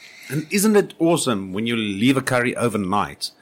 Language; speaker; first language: English; non-native, local second language; Afrikaans